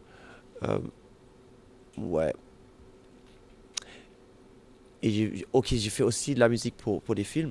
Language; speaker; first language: French; non-native, fluent; German